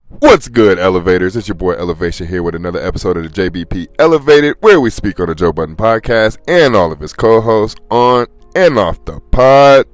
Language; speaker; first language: English; native; English